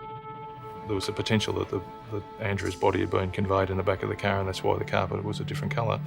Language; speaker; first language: English; native; English